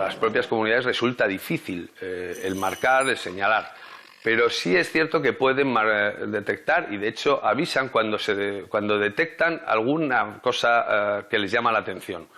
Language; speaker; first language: Spanish; native; Spanish